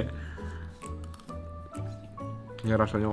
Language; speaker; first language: Indonesian; native; Indonesian